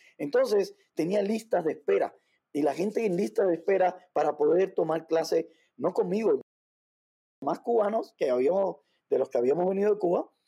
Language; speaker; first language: Spanish; native; Spanish